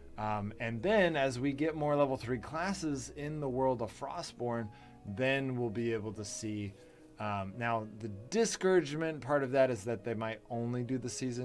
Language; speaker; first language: English; native; English